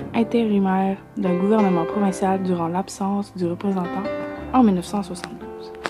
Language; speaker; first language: French; native; French